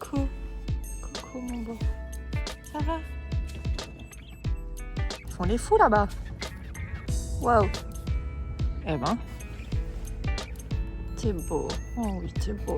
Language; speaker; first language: French; native; French